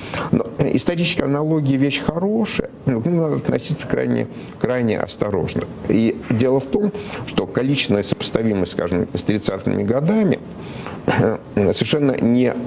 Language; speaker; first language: Russian; native; Russian